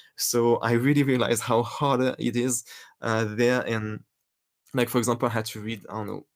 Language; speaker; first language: English; non-native, fluent; French